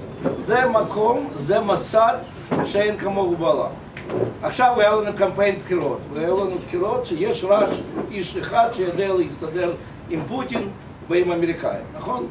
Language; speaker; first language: Hebrew; non-native, fluent; Russian